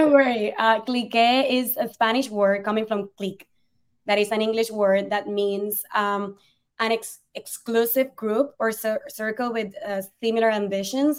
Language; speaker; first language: English; non-native, fluent; Spanish